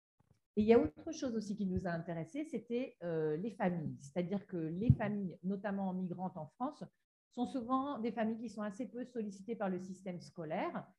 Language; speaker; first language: French; native; French